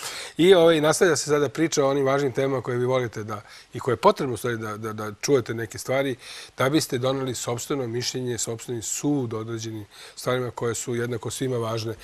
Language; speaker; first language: Croatian; native; Croatian